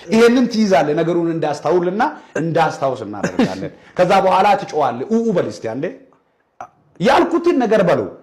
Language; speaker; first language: Amharic; non-native, local second language; Oromo